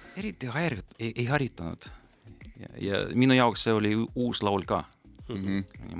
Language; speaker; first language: Estonian; non-native, local second language; Russian